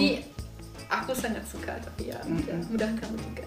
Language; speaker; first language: Indonesian; non-native, fluent; German